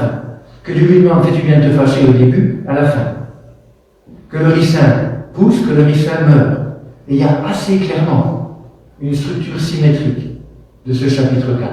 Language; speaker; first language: French; native; French